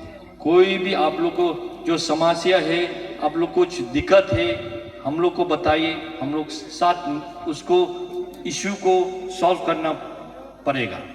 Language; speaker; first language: Hindi; non-native, fluent; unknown